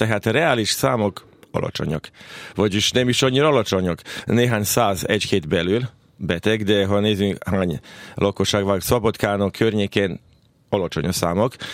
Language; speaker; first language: Hungarian; non-native, local second language; Serbian